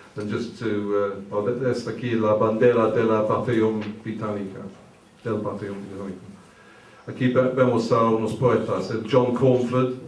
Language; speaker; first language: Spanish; early bilingual, heritage; English